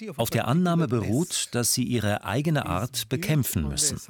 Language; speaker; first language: German; non-native, fluent; Hindi